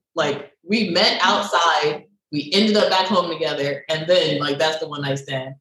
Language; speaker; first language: English; native; English